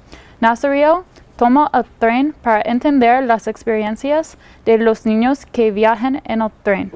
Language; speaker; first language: Spanish; non-native, learner; English